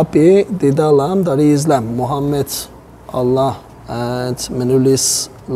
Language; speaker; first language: Indonesian; non-native, learner; Turkish